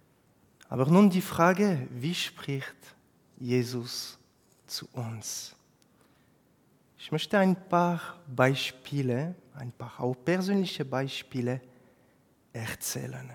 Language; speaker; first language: German; non-native, fluent; French